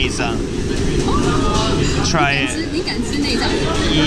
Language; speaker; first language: English; non-native, learner; Japanese